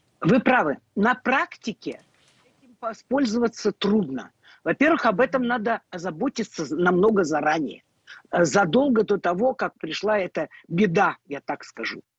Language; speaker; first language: Russian; non-native, local second language; Ukrainian